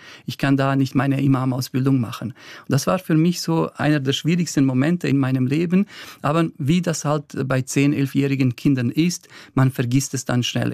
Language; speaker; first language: German; early bilingual, other home language; Bosnian